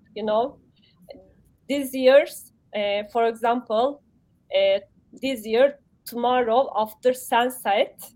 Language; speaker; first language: English; non-native, learner; Turkish